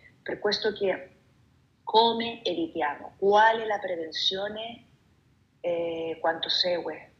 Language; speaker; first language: Italian; non-native, fluent; Spanish